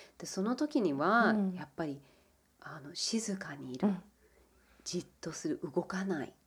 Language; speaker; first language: Japanese; early bilingual, heritage; English